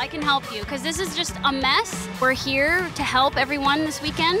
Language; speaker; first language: English; native; English